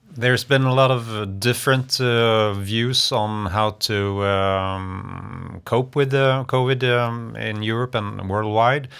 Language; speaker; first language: English; non-native, fluent; Swedish